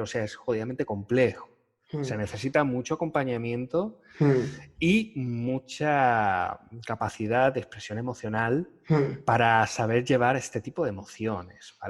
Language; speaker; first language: Spanish; native; Spanish